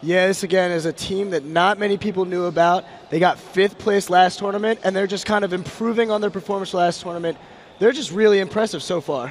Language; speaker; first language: English; native; English